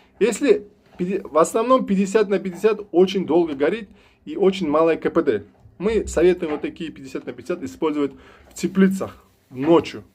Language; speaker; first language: Russian; non-native, local second language; Uzbek